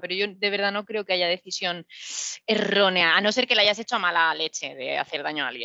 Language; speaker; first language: Spanish; native; Spanish